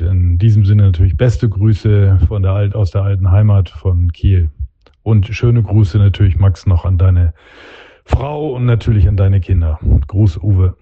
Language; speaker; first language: German; native; German